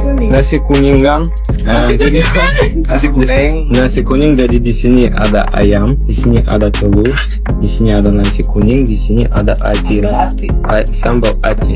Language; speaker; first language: Indonesian; non-native, learner; Japanese